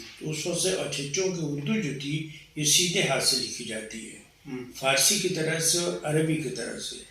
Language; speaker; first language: Urdu; native; Urdu